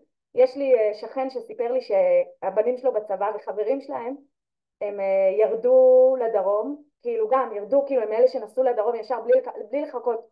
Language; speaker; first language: Hebrew; native; Hebrew